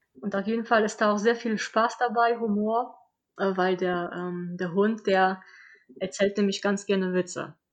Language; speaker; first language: German; early bilingual, other home language; Polish